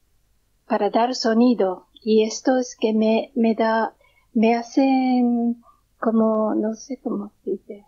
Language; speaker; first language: Spanish; non-native, learner; Japanese